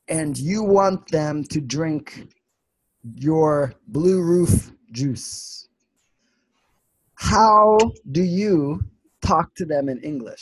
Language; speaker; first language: English; non-native, fluent; Swedish